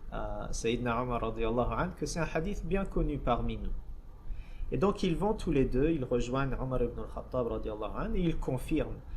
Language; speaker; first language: French; native; French